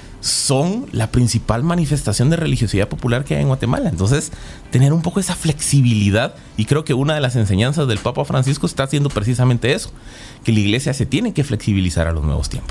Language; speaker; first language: Spanish; native; Spanish